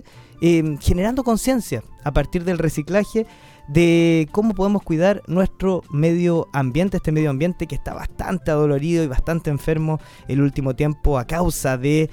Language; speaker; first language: Spanish; native; Spanish